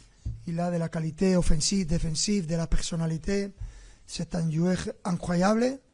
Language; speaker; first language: French; non-native, fluent; Spanish